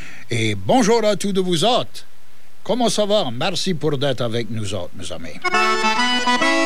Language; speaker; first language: French; native; French